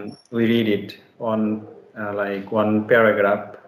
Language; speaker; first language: English; non-native, learner; Bangla